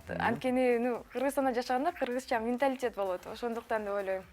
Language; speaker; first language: Kyrgyz; non-native, local second language; Uyghur